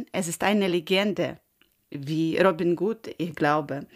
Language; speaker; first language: German; non-native, learner; Ukrainian